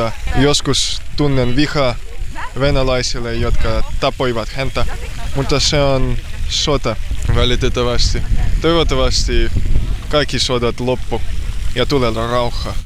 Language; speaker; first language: Finnish; non-native, learner; Ukrainian